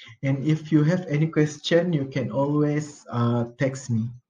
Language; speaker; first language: English; non-native, local second language; Malay